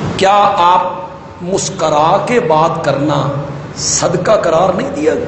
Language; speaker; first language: Urdu; non-native, local second language; Punjabi